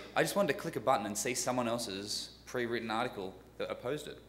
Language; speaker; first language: English; native; English